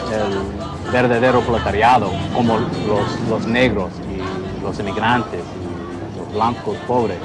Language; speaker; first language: Spanish; non-native, fluent; English